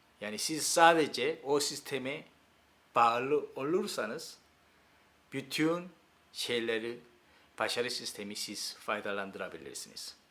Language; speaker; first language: Turkish; non-native, learner; Korean